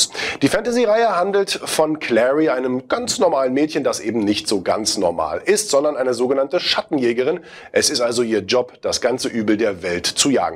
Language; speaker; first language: German; native; German